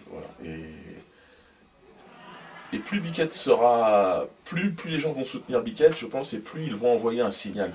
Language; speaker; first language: French; native; French